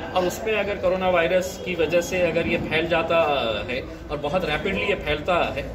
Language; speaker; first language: Hindi; non-native, local second language; Marathi